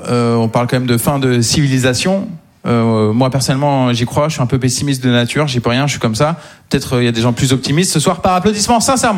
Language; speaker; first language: French; native; French